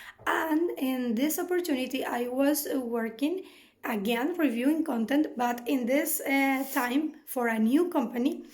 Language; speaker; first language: English; non-native, fluent; Spanish